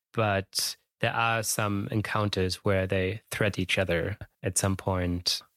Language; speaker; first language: English; non-native, fluent; German